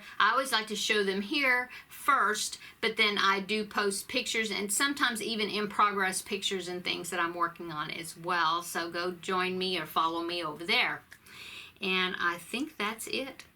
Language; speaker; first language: English; native; English